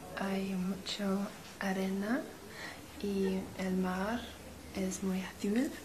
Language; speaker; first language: Spanish; non-native, learner; English